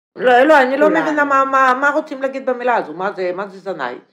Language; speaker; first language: Hebrew; non-native, fluent; Russian